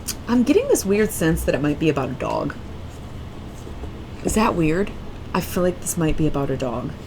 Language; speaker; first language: English; native; English